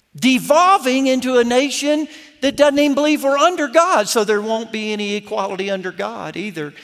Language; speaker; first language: English; native; English